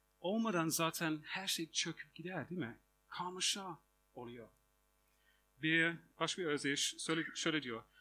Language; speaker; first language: Turkish; non-native, fluent; English